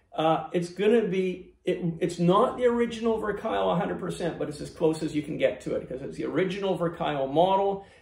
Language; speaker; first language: English; native; English